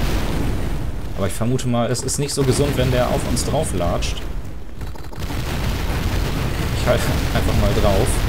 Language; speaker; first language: German; native; German